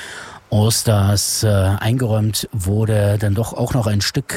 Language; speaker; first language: German; native; German